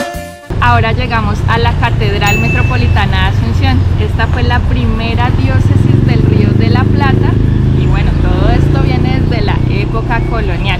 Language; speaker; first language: Spanish; native; Spanish